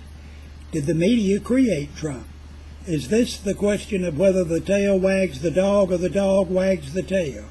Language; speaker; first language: English; native; English